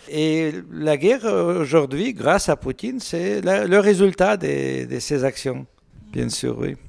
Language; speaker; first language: French; non-native, learner; Russian